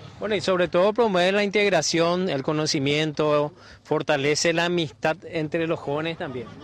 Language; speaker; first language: Spanish; native; Spanish